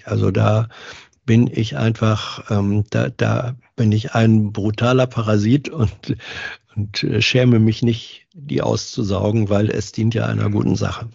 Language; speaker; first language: German; native; German